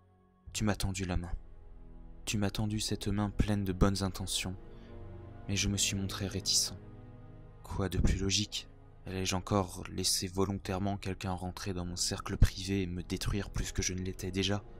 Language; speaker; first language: French; native; French